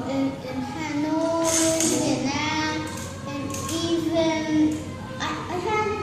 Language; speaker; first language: English; non-native, learner; Vietnamese